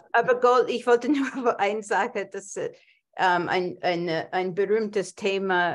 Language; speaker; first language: German; non-native, fluent; English